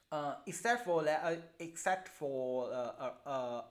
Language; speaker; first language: English; non-native, learner; Chinese